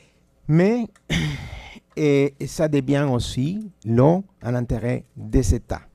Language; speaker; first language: French; non-native, fluent; Spanish